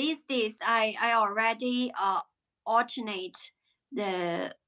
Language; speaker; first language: English; non-native, fluent; Chinese